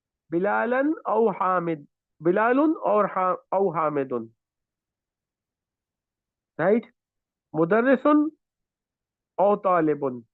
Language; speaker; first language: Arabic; non-native, fluent; Urdu